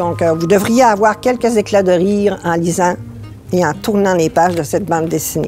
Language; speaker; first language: French; native; French